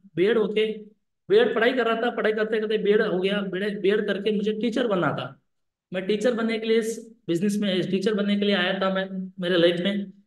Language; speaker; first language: Hindi; non-native, local second language; Lambadi